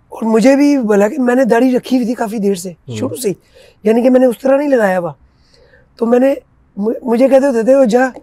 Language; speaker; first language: Urdu; non-native, local second language; Punjabi